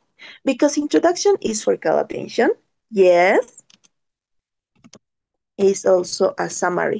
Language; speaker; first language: English; non-native, learner; Spanish